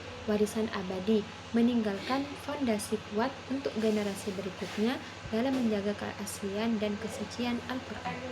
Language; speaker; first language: Indonesian; non-native, local second language; Madurese